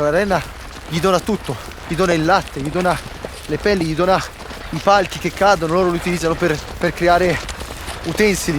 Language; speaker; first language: Italian; native; Italian